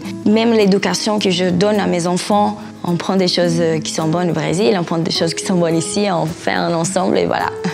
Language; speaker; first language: French; non-native, fluent; Portuguese